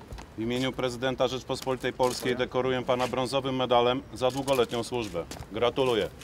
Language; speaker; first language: Polish; native; Polish